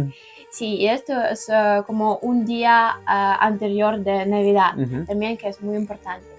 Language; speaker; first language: Spanish; non-native, learner; Ukrainian